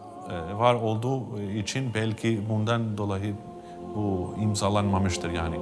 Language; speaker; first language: Turkish; non-native, fluent; Albanian